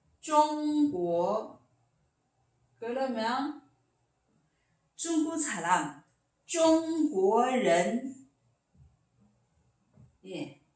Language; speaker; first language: Korean; non-native, learner; Chinese